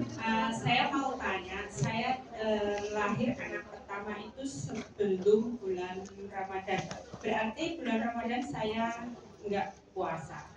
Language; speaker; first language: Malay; non-native, local second language; Javanese